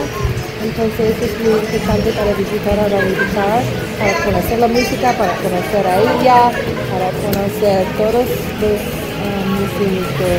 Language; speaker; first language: Spanish; non-native, fluent; English